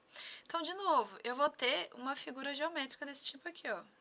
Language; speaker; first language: Portuguese; native; Portuguese